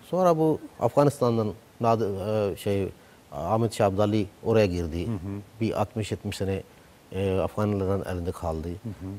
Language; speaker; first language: Turkish; non-native, fluent; Urdu